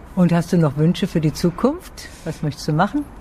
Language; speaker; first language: German; native; German